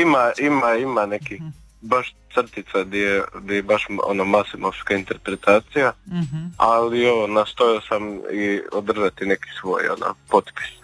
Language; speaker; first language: Serbian; native; Serbian